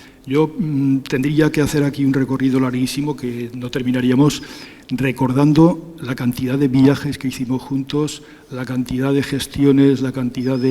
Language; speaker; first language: Spanish; native; Spanish